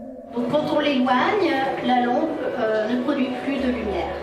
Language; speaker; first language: French; native; French